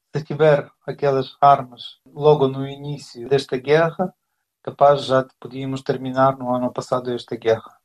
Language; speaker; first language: Portuguese; non-native, fluent; Ukrainian